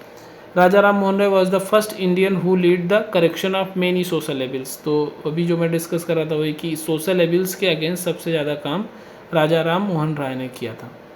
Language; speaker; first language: Hindi; native; Hindi